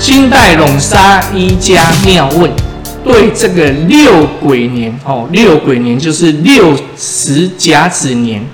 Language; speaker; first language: Chinese; native; Chinese